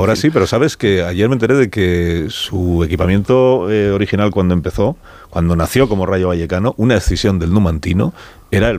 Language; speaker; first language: Spanish; native; Spanish